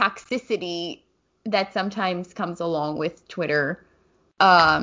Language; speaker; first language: English; native; English